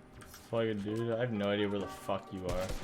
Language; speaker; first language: English; native; English